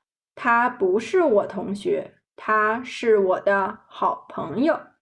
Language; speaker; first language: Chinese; non-native, fluent; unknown